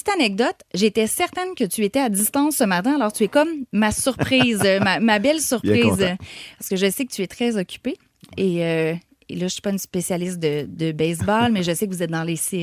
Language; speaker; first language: French; native; French